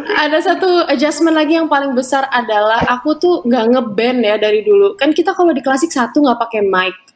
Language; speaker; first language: Indonesian; native; Indonesian